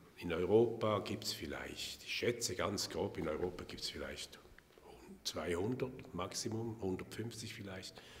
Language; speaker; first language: German; native; German